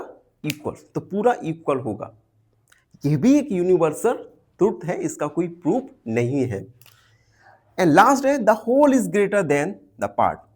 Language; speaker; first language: Hindi; native; Hindi